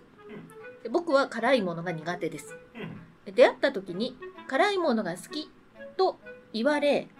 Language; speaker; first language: Japanese; native; Japanese